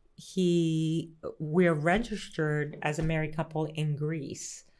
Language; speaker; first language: English; early bilingual, other home language; Greek